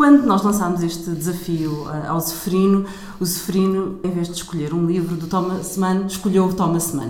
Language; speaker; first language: Portuguese; native; Portuguese